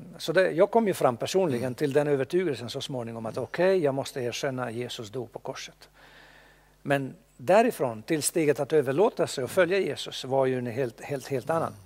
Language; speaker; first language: Swedish; non-native, fluent; Bosnian